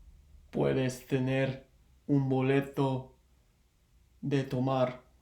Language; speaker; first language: Spanish; non-native, learner; English